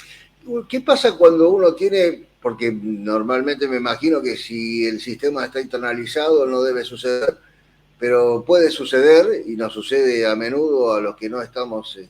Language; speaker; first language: Spanish; native; Spanish